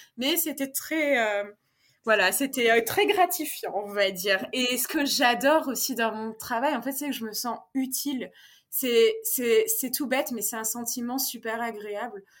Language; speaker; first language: French; native; French